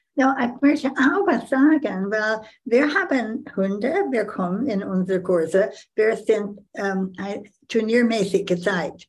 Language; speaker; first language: German; non-native, learner; English